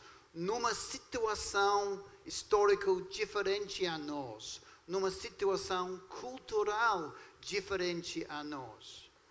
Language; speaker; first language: Portuguese; non-native, fluent; English